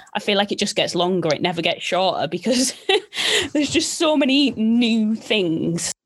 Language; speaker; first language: English; native; English